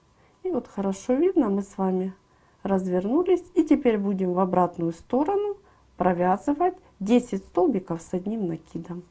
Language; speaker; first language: Russian; native; Russian